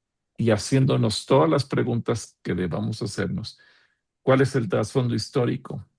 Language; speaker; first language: Spanish; native; Spanish